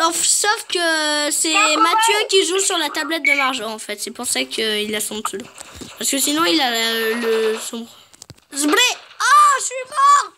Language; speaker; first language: French; native; French